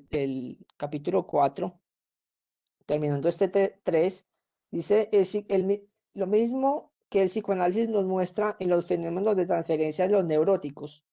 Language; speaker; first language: Spanish; native; Spanish